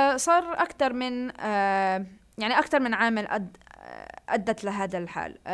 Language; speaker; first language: Arabic; early bilingual, heritage; Arabic